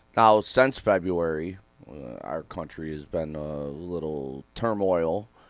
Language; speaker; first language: English; native; English